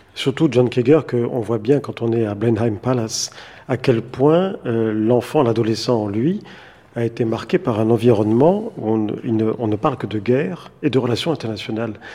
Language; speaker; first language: French; native; French